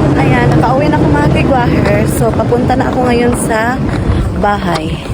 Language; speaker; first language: Filipino; non-native, local second language; Cebuano